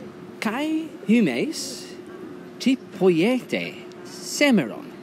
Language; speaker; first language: Greek; non-native, fluent; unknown